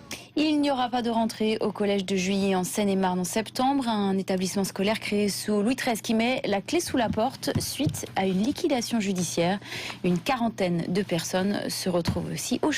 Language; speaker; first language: French; native; French